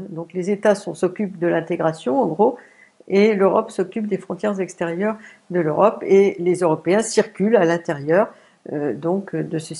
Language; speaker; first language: French; native; French